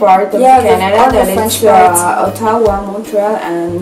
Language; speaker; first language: English; non-native, learner; Spanish